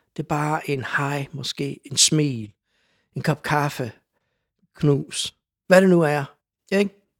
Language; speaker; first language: Danish; non-native, fluent; English